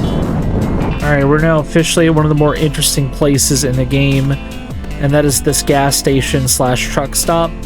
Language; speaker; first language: English; native; English